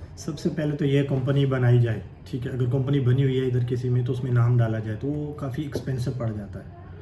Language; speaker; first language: Urdu; non-native, local second language; Punjabi